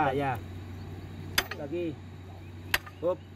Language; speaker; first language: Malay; non-native, local second language; Javanese